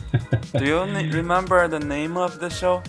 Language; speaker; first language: English; non-native, learner; Chinese